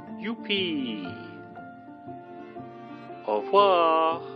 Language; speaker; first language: French; non-native, fluent; English